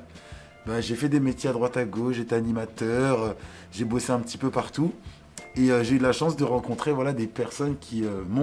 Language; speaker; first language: French; native; French